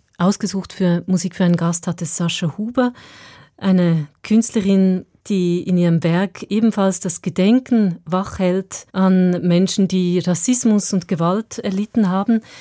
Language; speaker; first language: German; native; German